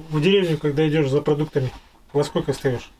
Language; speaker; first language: Russian; native; Russian